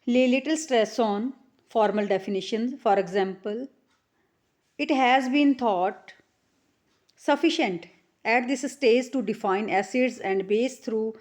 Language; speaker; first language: English; non-native, local second language; Punjabi